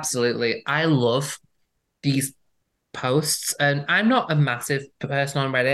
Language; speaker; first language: English; native; English